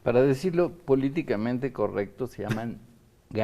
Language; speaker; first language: Spanish; native; Spanish